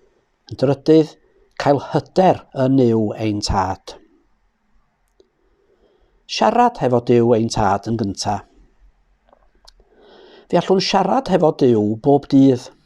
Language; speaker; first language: Welsh; native; Welsh